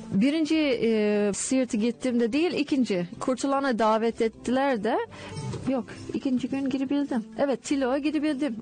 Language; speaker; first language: Turkish; non-native, fluent; English